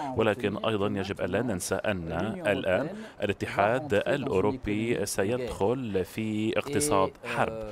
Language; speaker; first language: Arabic; non-native, fluent; French